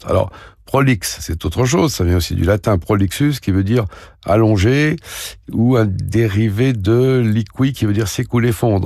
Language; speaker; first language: French; native; French